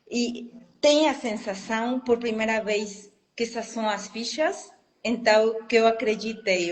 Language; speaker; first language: Portuguese; non-native, fluent; Spanish